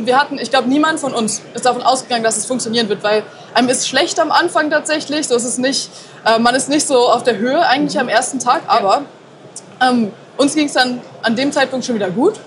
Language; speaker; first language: German; native; German